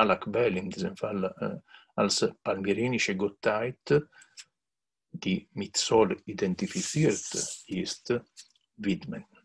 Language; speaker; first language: German; non-native, learner; Italian